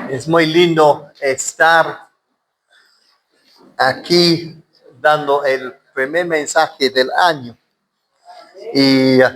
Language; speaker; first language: Spanish; non-native, fluent; English